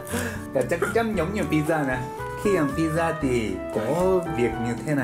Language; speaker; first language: Vietnamese; non-native, learner; Japanese